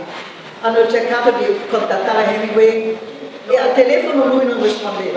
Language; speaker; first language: Italian; non-native, fluent; German